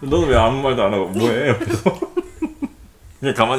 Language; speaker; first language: Japanese; non-native, learner; Korean